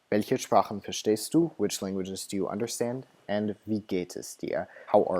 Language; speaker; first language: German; non-native, fluent; English